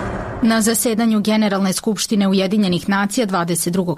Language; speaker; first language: Serbian; native; Serbian